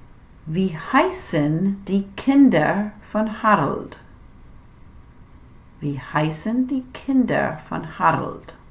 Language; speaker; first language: German; non-native, fluent; English